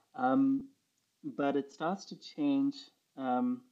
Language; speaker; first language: English; non-native, local second language; Urdu